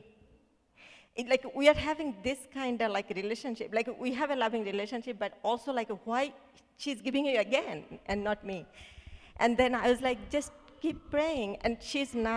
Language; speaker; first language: English; non-native, local second language; Bangla